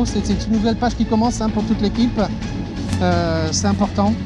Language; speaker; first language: French; native; French